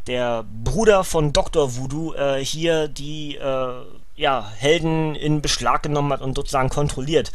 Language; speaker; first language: German; native; German